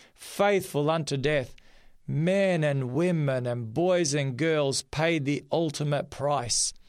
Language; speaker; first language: English; early bilingual, other home language; Macedonian